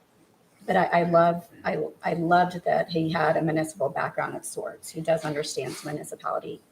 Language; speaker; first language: English; native; English